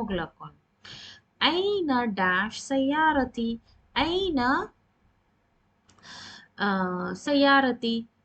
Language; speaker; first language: Arabic; non-native, fluent; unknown